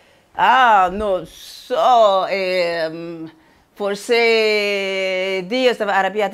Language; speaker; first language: Italian; non-native, learner; Spanish